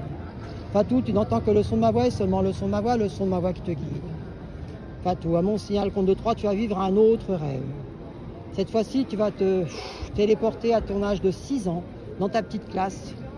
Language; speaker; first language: French; native; French